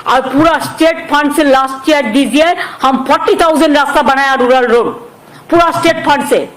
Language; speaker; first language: Hindi; non-native, local second language; Bangla